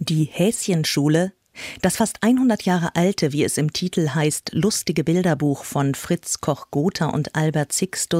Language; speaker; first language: German; native; German